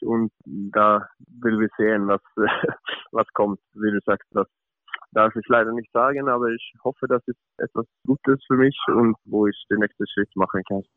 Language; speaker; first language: German; non-native, fluent; Swedish